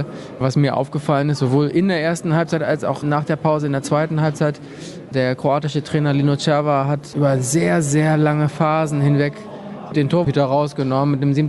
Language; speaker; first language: German; native; German